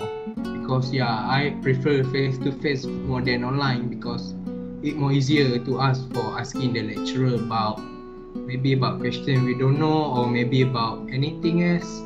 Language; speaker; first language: English; non-native, learner; Malay